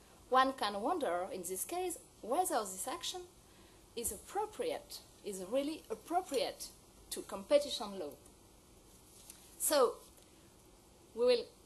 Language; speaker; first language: English; non-native, fluent; French